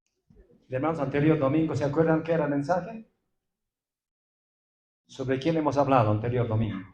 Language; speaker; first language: Spanish; non-native, local second language; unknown